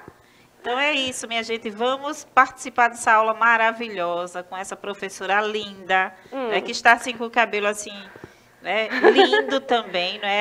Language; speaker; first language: Portuguese; native; Portuguese